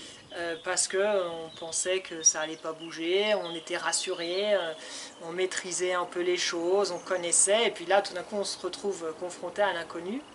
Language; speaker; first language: French; native; French